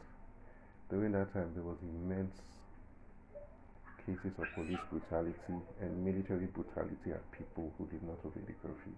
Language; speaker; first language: English; non-native, local second language; Yoruba